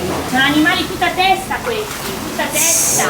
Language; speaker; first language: Italian; native; Italian